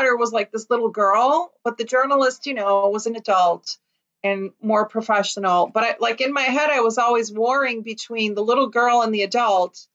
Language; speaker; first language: English; early bilingual, other home language; Lithuanian